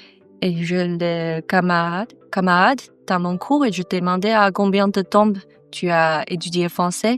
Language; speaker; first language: French; non-native, learner; Chinese